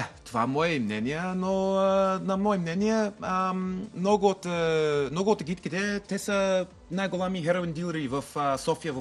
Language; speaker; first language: Bulgarian; non-native, learner; English